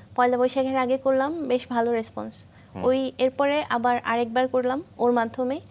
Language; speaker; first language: Bangla; native; Bangla